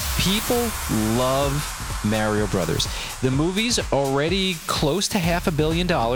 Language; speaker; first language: English; native; English